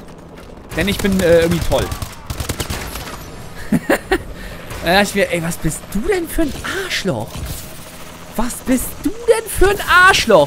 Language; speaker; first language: German; native; German